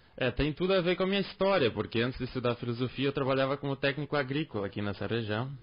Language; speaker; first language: Portuguese; non-native, local second language; German